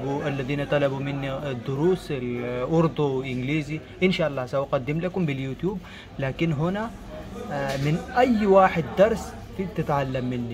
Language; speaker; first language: Arabic; non-native, fluent; Pashto